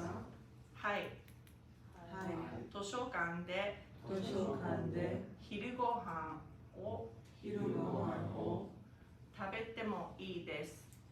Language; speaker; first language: Japanese; non-native, fluent; English